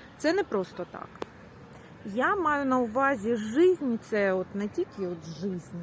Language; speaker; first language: Ukrainian; non-native, local second language; Russian